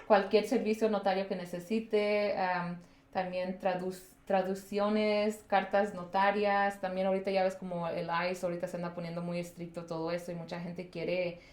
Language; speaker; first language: Spanish; early bilingual, heritage; Spanish